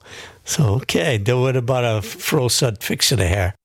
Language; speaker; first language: Swedish; non-native, fluent; English